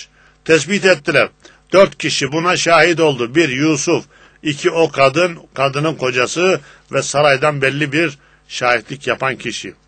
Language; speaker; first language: Turkish; native; Turkish